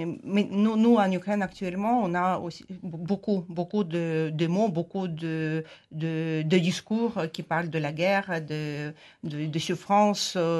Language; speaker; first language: French; non-native, fluent; Ukrainian